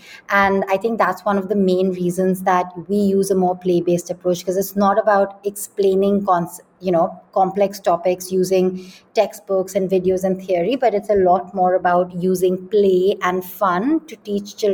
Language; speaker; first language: English; non-native, local second language; Hindi